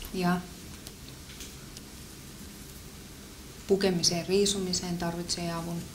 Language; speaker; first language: Finnish; native; Finnish